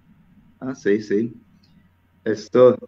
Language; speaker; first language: Spanish; non-native, fluent; Czech